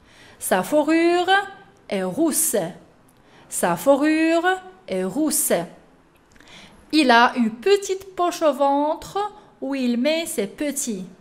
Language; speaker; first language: French; non-native, local second language; Arabic